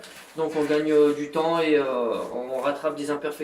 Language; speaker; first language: French; native; French